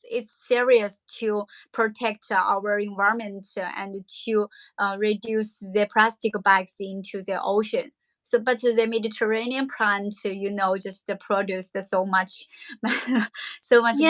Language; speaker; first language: English; non-native, learner; Chinese